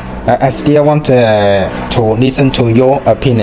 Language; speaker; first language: English; non-native, fluent; Chinese